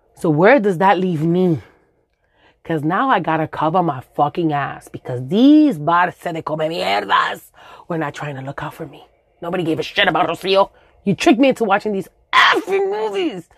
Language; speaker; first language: English; early bilingual, other home language; Spanish